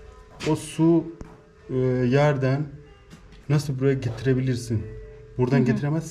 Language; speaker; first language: Turkish; non-native, learner; Persian